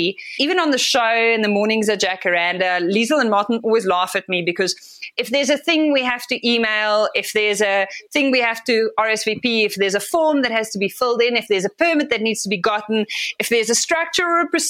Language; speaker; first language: English; non-native, local second language; Afrikaans